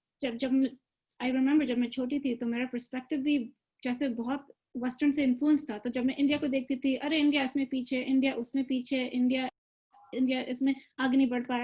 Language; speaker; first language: Hindi; early bilingual, other home language; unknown